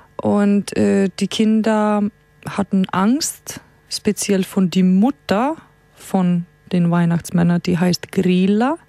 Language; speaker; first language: German; non-native, fluent; Icelandic